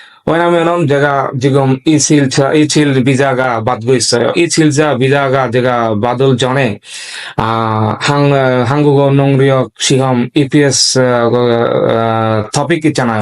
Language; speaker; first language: Korean; non-native, learner; Bangla